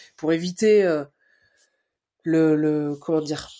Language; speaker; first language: French; native; French